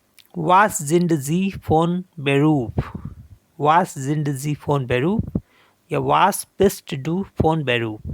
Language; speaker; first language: German; non-native, learner; Hindi